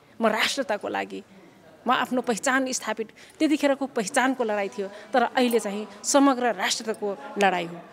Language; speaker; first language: Nepali; non-native, local second language; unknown